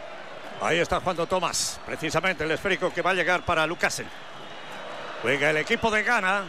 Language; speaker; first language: Spanish; native; Spanish